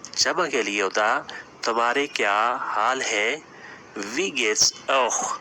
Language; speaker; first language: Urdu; native; Urdu